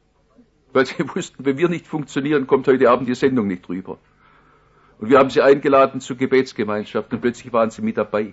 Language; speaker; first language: German; native; German